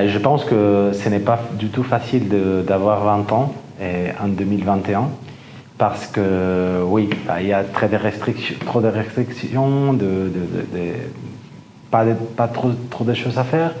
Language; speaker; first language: French; non-native, fluent; Spanish